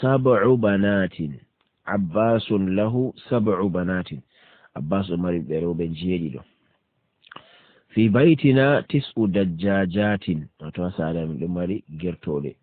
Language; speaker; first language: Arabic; non-native, fluent; Fula